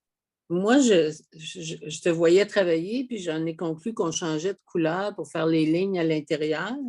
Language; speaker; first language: French; native; French